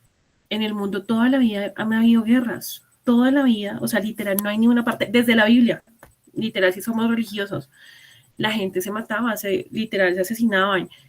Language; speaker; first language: Spanish; native; Spanish